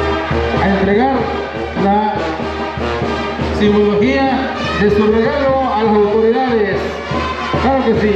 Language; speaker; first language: Spanish; native; Spanish